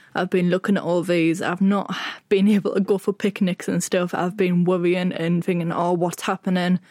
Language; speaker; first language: English; native; English